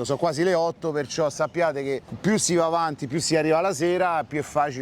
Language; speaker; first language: Italian; native; Italian